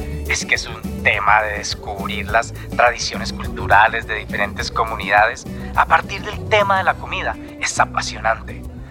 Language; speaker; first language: Spanish; native; Spanish